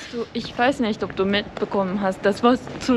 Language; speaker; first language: German; non-native, fluent; Japanese